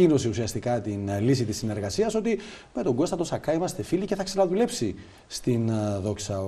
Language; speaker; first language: Greek; native; Greek